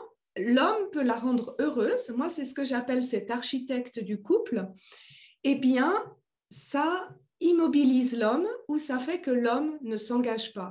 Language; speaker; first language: French; native; French